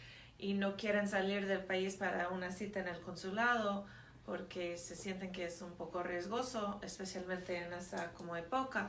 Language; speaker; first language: Spanish; non-native, fluent; English